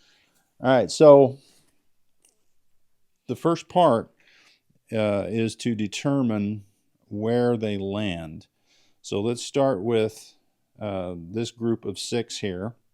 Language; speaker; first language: English; native; English